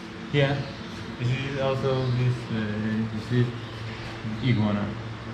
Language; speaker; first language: English; non-native, learner; Persian